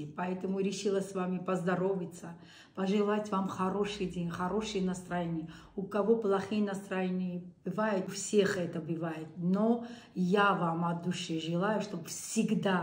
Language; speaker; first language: Russian; non-native, local second language; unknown